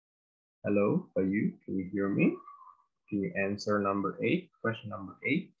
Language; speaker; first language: English; non-native, fluent; Indonesian